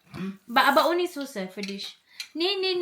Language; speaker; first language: German; non-native, learner; Filipino